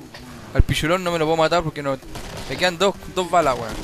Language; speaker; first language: Spanish; native; Spanish